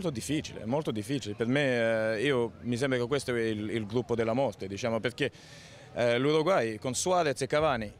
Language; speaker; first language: Italian; early bilingual, heritage; Italian